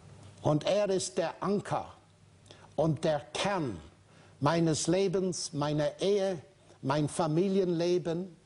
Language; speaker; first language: German; non-native, fluent; English